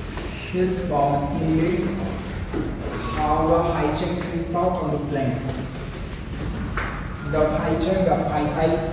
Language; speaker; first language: Vietnamese; non-native, learner; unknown